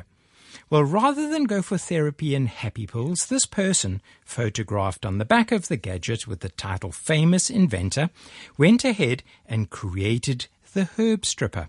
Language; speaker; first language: English; native; English